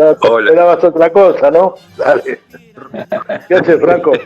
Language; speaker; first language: Spanish; native; Spanish